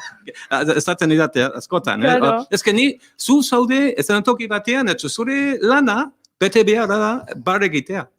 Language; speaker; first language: Basque; non-native, learner; English